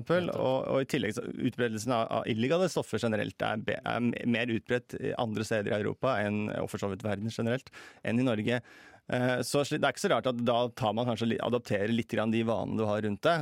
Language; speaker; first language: Norwegian; native; Norwegian